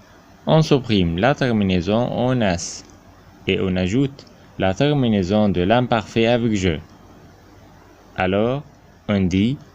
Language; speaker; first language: French; non-native, fluent; Arabic